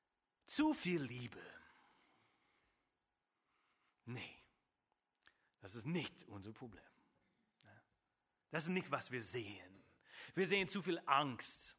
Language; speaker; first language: German; non-native, fluent; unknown